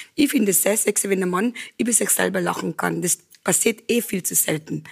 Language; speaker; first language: German; non-native, fluent; Afrikaans